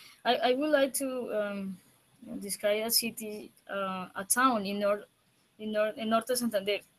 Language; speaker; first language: English; non-native, learner; Spanish